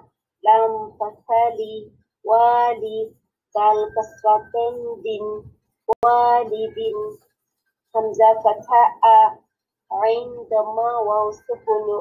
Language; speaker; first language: Arabic; non-native, learner; Bangla